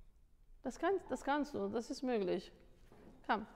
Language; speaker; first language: German; non-native, fluent; Italian